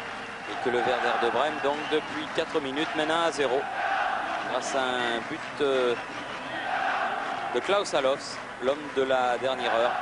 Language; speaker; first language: French; native; French